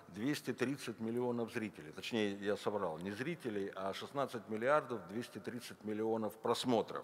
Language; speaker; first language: Russian; native; Russian